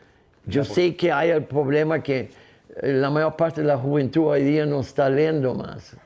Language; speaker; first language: Spanish; non-native, fluent; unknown